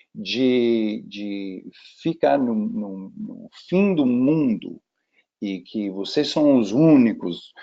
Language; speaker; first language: Portuguese; non-native, fluent; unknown